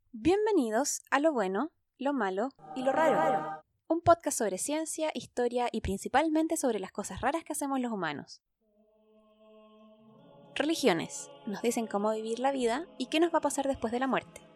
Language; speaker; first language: Spanish; native; Spanish